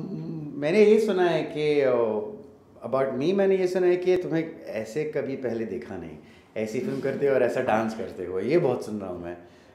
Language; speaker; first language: Hindi; native; Hindi